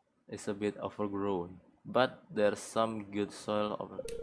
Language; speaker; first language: English; non-native, learner; Indonesian